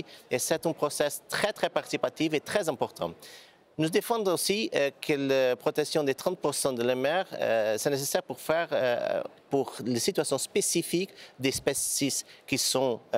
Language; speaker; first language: French; non-native, learner; Portuguese